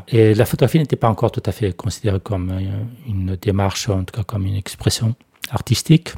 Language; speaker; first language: French; non-native, fluent; Portuguese